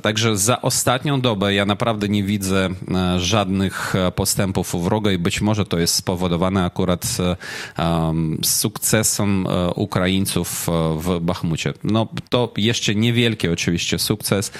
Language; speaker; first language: Polish; non-native, fluent; Ukrainian